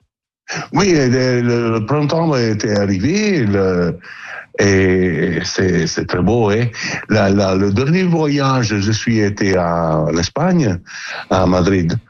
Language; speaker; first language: French; non-native, learner; Italian